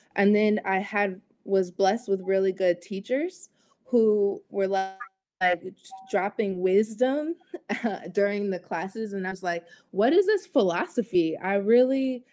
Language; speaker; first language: English; native; English